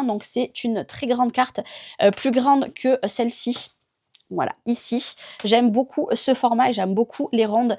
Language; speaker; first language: French; native; French